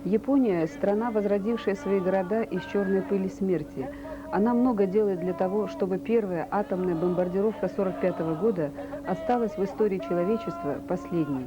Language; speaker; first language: Russian; native; Russian